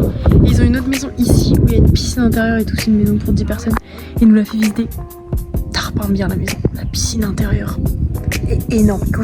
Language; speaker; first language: French; native; French